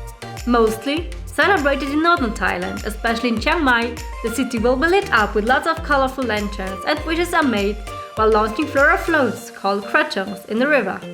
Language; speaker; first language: English; non-native, fluent; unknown